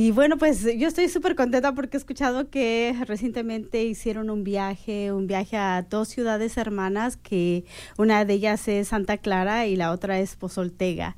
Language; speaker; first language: Spanish; native; Spanish